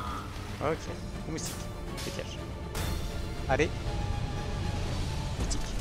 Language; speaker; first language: French; native; French